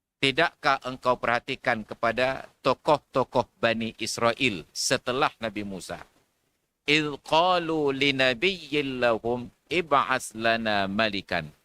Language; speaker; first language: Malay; non-native, local second language; Achinese